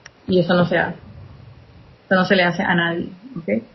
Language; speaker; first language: Spanish; native; Spanish